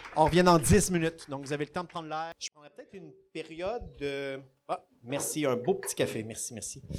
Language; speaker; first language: French; native; French